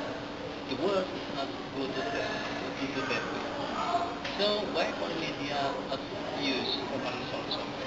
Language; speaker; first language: English; non-native, learner; Indonesian